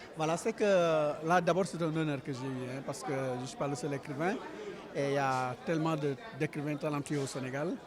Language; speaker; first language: French; non-native, local second language; Wolof